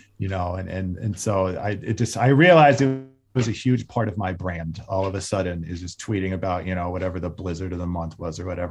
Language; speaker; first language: English; native; English